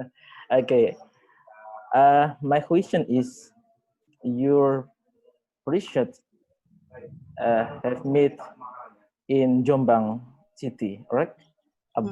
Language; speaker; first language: English; non-native, learner; Indonesian